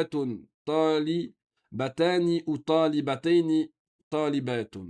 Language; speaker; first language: Arabic; non-native, fluent; French